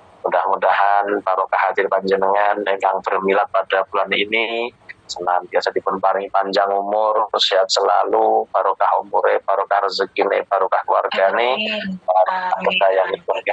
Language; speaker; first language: Indonesian; native; Indonesian